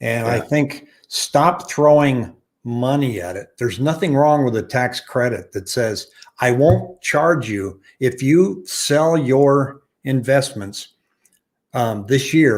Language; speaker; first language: English; native; English